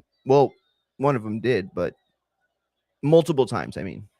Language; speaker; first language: English; native; English